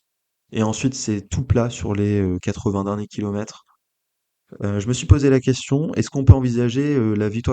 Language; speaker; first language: French; native; French